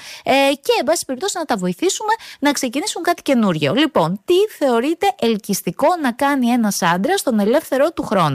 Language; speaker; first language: Greek; native; Greek